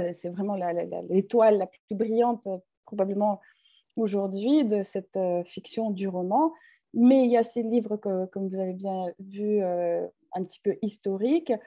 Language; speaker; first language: French; non-native, fluent; Russian